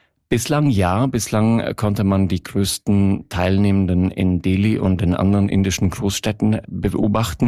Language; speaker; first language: German; native; German